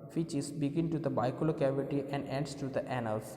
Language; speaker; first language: English; non-native, local second language; Gujarati